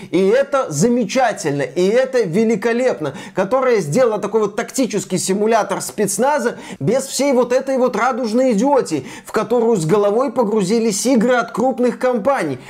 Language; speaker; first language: Russian; native; Russian